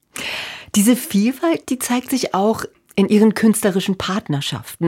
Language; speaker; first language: German; native; German